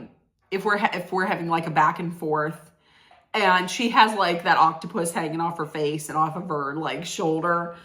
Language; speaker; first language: English; native; English